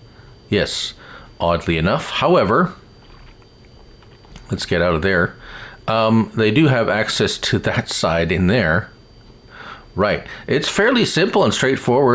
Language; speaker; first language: English; native; English